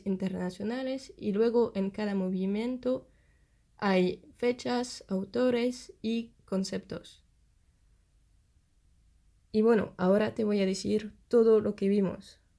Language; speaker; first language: Spanish; non-native, fluent; French